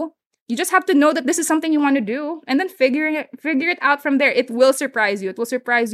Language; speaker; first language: English; non-native, local second language; Hiligaynon